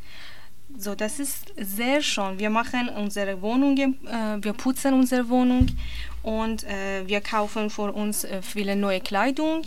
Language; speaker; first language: German; non-native, learner; Persian